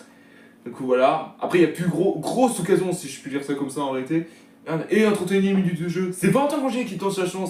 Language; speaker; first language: French; native; French